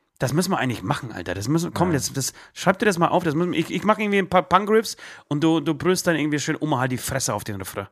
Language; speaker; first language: German; early bilingual, other home language; Polish